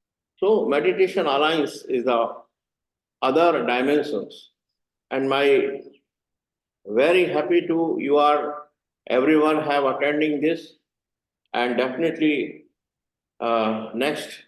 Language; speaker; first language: English; non-native, learner; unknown